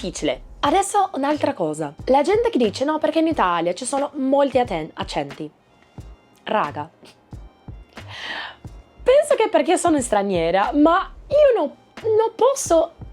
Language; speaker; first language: Italian; non-native, learner; Portuguese